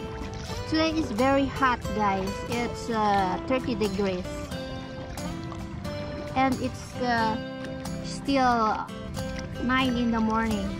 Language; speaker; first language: English; non-native, learner; Filipino